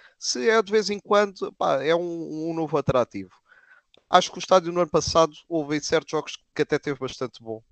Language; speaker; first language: Portuguese; native; Portuguese